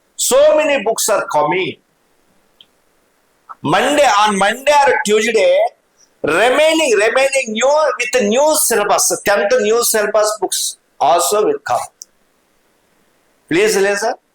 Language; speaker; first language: English; non-native, local second language; Telugu